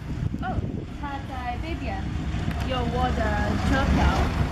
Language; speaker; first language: Chinese; non-native, learner; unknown